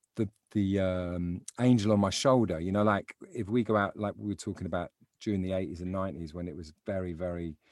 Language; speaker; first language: English; native; English